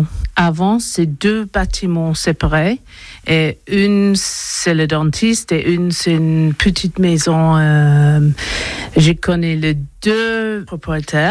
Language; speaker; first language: French; non-native, learner; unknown